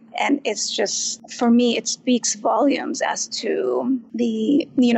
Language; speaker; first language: English; non-native, fluent; Arabic